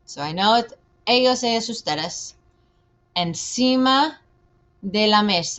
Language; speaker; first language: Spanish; non-native, fluent; English